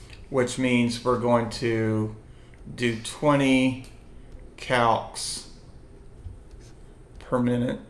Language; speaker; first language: English; native; English